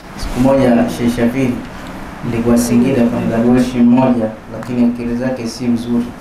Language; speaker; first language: Swahili; native; Swahili